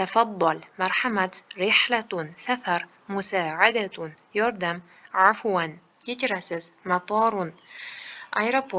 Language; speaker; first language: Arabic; non-native, fluent; Uzbek